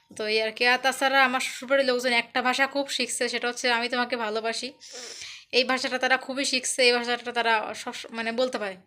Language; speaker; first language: Bangla; native; Bangla